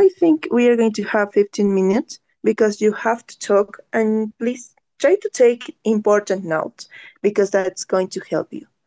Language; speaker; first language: English; non-native, learner; Spanish